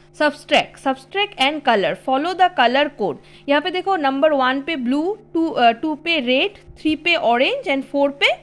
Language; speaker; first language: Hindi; non-native, local second language; Bangla